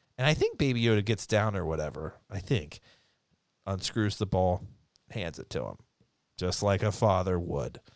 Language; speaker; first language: English; native; English